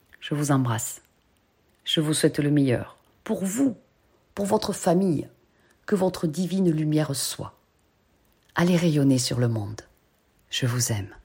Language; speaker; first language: French; native; French